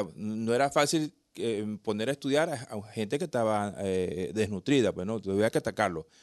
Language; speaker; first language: Spanish; native; Spanish